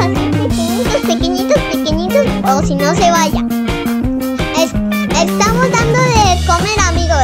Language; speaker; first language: Spanish; early bilingual, heritage; Spanish